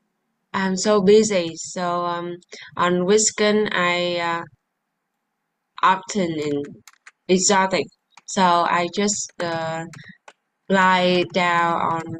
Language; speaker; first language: English; non-native, learner; Vietnamese